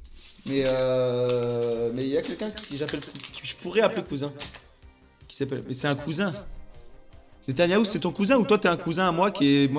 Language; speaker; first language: French; native; French